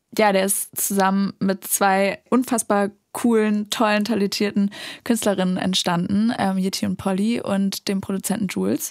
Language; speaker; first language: German; native; German